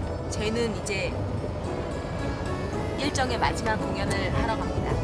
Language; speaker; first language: Korean; native; Korean